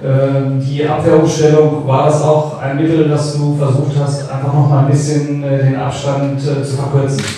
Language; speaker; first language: German; native; German